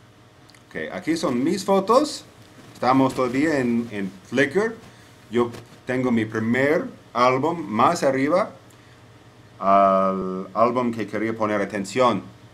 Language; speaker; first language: Spanish; non-native, fluent; English